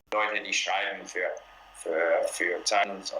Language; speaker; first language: German; non-native, learner; English